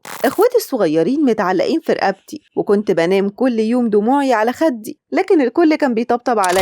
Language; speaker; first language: Arabic; native; Arabic